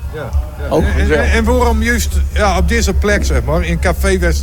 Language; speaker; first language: Dutch; native; Dutch